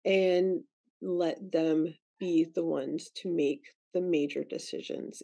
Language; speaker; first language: English; native; English